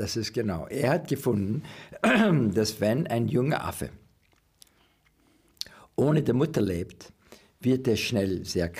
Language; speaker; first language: German; non-native, learner; English